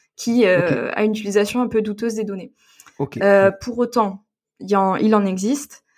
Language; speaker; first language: French; native; French